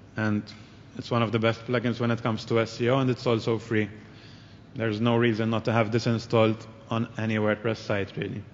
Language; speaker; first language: English; non-native, local second language; Maltese